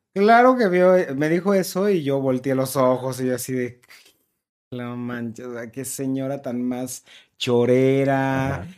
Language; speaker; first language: Spanish; native; Spanish